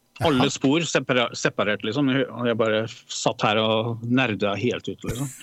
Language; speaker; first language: Norwegian; early bilingual, other home language; Polish